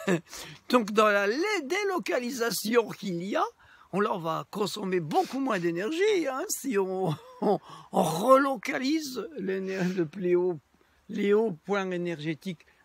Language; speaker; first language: French; native; French